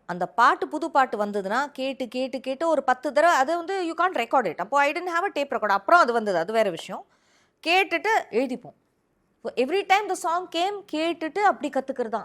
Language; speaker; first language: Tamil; early bilingual, heritage; Tamil